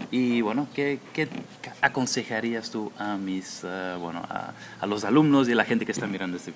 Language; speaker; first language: Spanish; non-native, fluent; Dutch